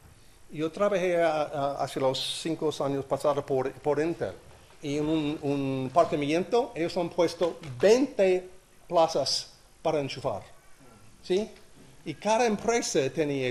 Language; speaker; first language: Spanish; non-native, learner; English